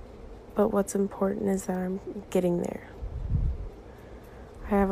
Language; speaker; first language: English; non-native, fluent; Norwegian